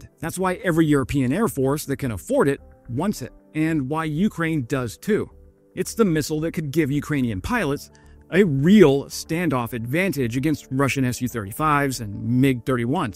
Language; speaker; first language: English; native; English